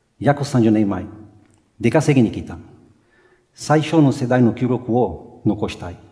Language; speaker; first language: Japanese; non-native, fluent; Portuguese